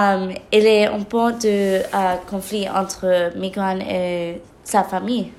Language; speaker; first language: French; non-native, learner; English